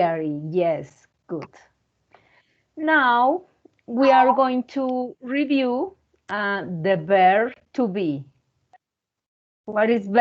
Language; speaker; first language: English; non-native, learner; Spanish